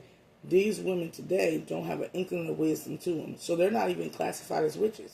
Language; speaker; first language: English; native; English